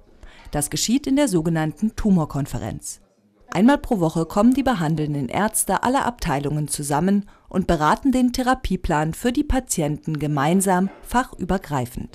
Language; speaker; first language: German; native; German